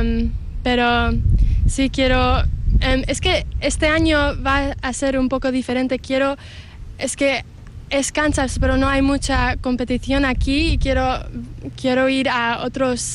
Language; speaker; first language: Spanish; early bilingual, heritage; English